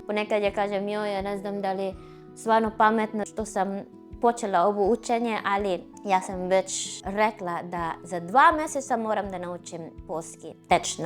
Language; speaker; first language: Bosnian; non-native, fluent; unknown